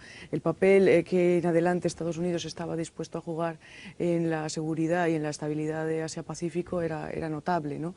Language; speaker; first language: Spanish; native; Spanish